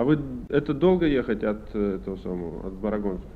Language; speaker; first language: Russian; native; Russian